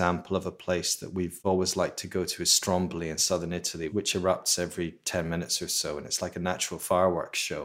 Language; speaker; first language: English; native; English